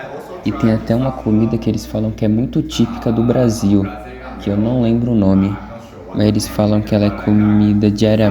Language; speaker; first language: Portuguese; non-native, fluent; Japanese